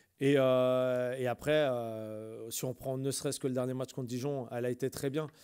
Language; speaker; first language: French; native; French